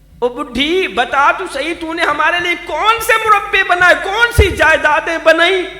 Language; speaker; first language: Urdu; non-native, local second language; Saraiki